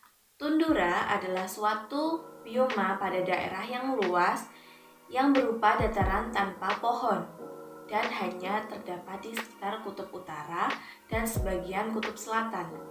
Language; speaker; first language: Indonesian; native; Indonesian